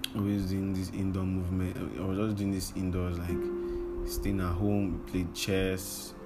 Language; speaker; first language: English; non-native, local second language; Yoruba